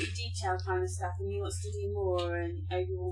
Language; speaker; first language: English; native; English